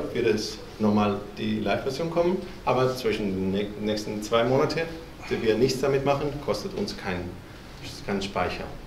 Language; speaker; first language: German; non-native, fluent; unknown